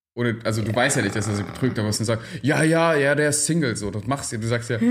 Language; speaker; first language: German; early bilingual, other home language; Turkish